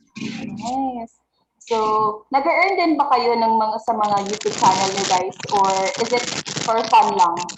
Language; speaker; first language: Filipino; non-native, local second language; Cebuano